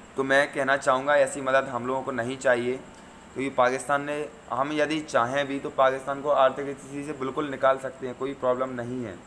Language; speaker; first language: Hindi; native; Hindi